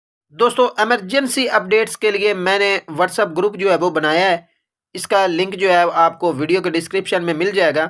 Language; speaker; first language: Urdu; native; Urdu